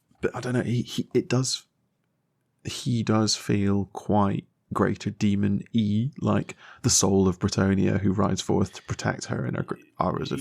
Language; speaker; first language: English; native; English